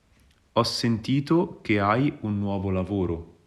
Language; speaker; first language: Italian; non-native, fluent; Wolof